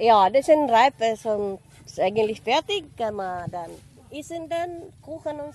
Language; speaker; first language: German; non-native, learner; Waray